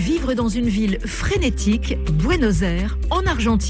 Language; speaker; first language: French; native; French